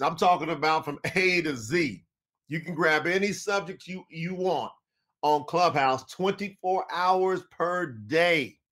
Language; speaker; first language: English; native; English